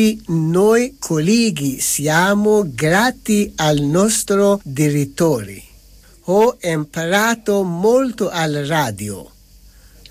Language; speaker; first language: Italian; non-native, fluent; Persian